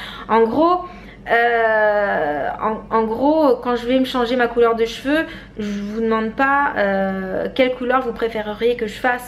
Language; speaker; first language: French; native; French